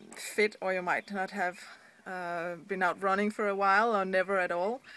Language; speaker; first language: English; non-native, fluent; Danish